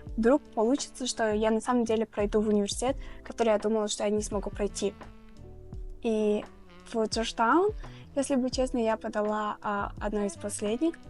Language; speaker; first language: Russian; non-native, local second language; Tajik